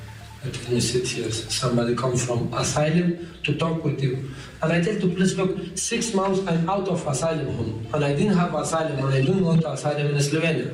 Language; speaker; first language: English; non-native, learner; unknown